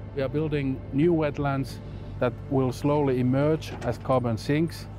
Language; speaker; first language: English; non-native, fluent; Finnish